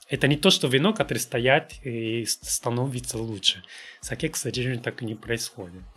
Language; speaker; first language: Russian; non-native, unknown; Japanese